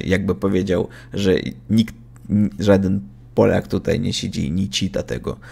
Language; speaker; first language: Polish; non-native, learner; Russian